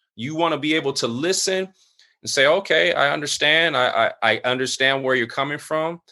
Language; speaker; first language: English; native; English